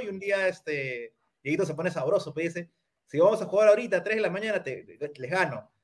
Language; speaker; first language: Spanish; native; Spanish